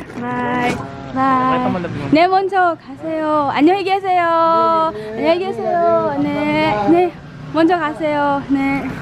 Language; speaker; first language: Korean; non-native, learner; Filipino